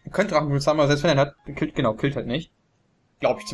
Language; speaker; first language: German; native; German